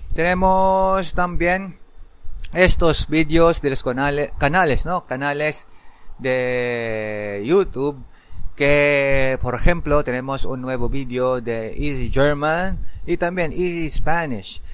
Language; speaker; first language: Spanish; non-native, learner; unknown